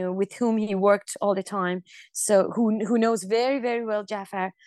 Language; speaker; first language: English; non-native, fluent; Persian